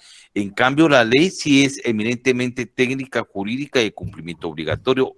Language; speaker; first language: Spanish; native; Spanish